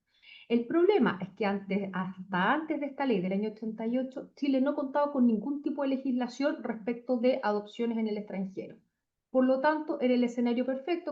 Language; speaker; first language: Spanish; native; Spanish